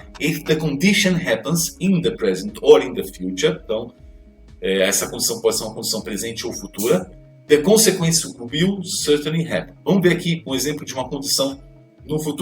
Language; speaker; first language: Portuguese; native; Portuguese